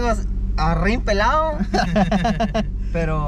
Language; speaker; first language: Spanish; native; Spanish